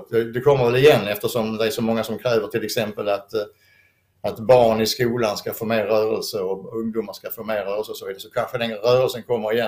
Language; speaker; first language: Swedish; native; Swedish